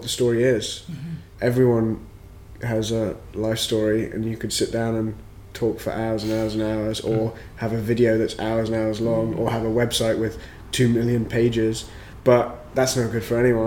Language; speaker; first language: English; native; English